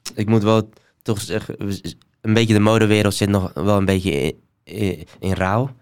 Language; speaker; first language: Dutch; early bilingual, other home language; Somali